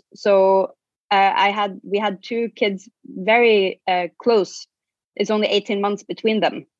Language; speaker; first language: English; non-native, fluent; Norwegian